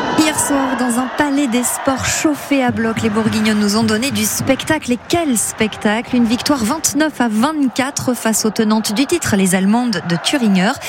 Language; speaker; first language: French; native; French